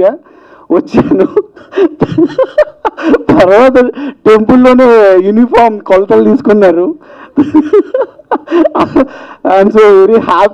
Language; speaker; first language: Telugu; native; Telugu